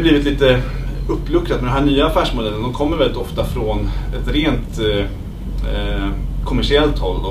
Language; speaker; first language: Swedish; native; Swedish